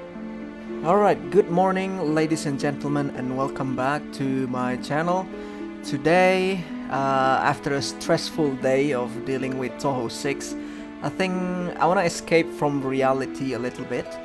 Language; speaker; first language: English; non-native, fluent; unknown